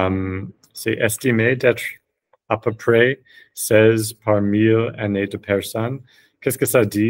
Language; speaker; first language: French; non-native, fluent; English